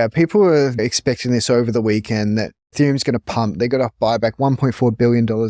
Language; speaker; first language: English; native; English